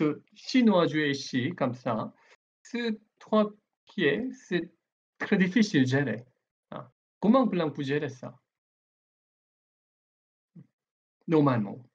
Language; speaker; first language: French; non-native, learner; Korean